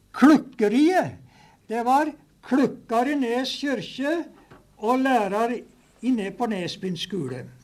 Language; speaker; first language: Norwegian; native; Norwegian